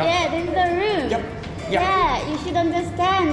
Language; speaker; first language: English; non-native, learner; Korean